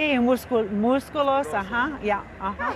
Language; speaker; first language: Spanish; non-native, learner; English